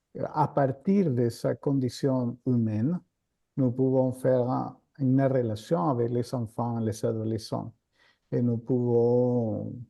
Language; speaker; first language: French; non-native, fluent; Spanish